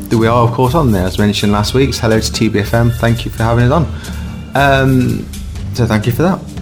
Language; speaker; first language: English; native; English